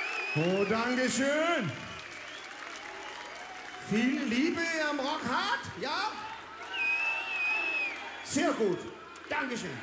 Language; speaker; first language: German; non-native, learner; Danish